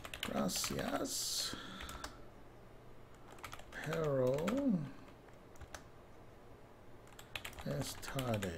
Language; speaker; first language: Spanish; non-native, learner; English